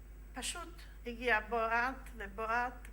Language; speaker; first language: Hebrew; non-native, fluent; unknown